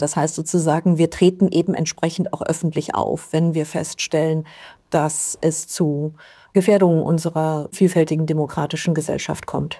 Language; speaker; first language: German; native; German